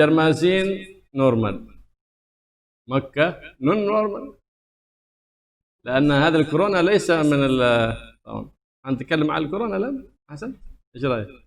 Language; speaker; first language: Arabic; native; Arabic